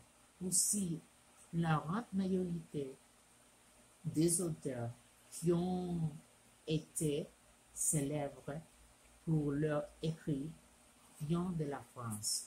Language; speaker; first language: French; non-native, learner; Spanish